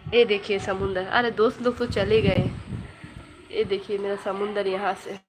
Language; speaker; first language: Hindi; non-native, local second language; Bangla